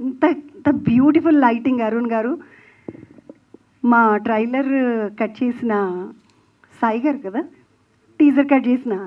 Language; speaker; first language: Telugu; native; Telugu